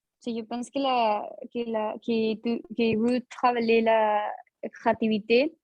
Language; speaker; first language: French; non-native, learner; Spanish